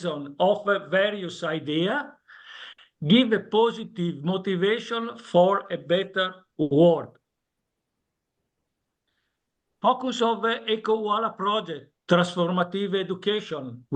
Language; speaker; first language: English; non-native, learner; Italian